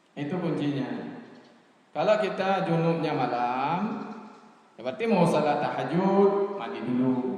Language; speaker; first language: Malay; non-native, local second language; Achinese